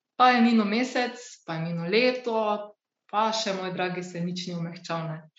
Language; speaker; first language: Slovenian; native; Slovenian